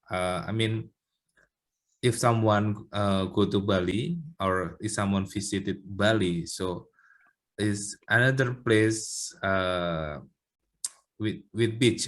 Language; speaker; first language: English; non-native, learner; Indonesian